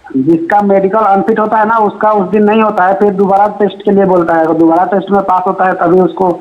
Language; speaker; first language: Hindi; native; Hindi